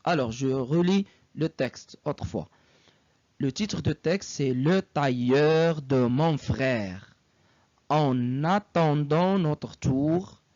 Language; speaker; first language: French; non-native, local second language; Arabic